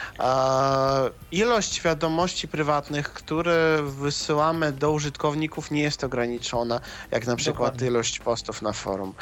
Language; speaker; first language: Polish; non-native, fluent; Russian